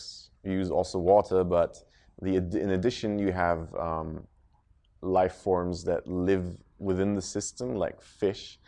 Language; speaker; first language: English; non-native, fluent; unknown